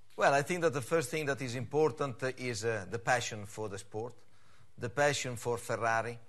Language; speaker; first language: English; non-native, fluent; Italian